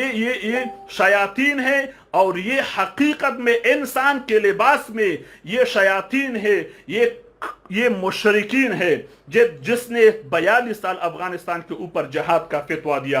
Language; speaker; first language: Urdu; non-native, fluent; Pashto